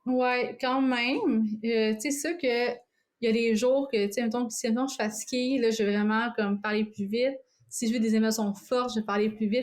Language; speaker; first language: French; native; French